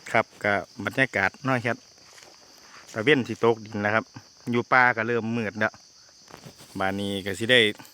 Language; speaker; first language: Thai; native; Thai